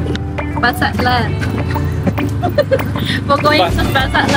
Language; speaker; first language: English; non-native, learner; Khmer